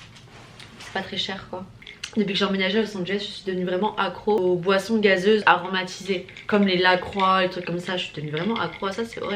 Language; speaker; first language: French; native; French